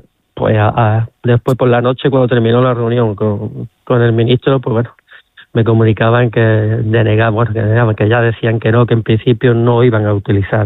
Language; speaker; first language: Spanish; native; Spanish